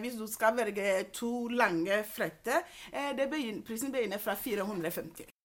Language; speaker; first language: Norwegian; non-native, fluent; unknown